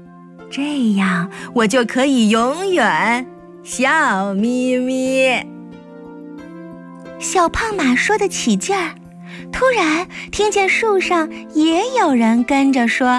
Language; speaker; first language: Chinese; native; Chinese